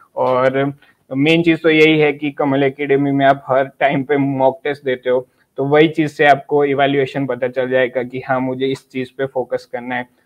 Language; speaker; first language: Hindi; non-native, local second language; Gujarati